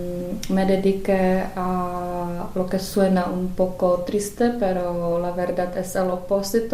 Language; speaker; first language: Spanish; non-native, fluent; Czech